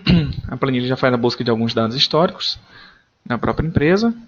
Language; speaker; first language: Portuguese; native; Portuguese